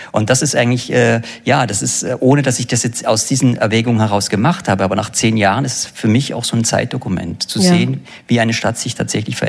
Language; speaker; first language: German; native; German